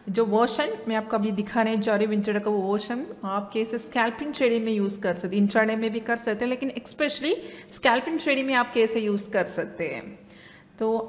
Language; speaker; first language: Hindi; non-native, local second language; Malayalam